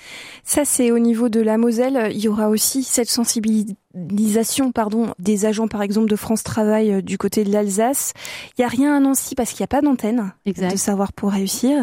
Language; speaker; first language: French; native; French